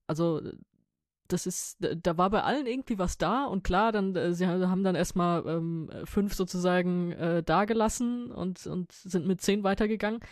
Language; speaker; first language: German; native; German